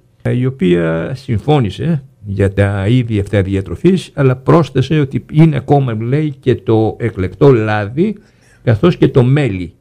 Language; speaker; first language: Greek; native; Greek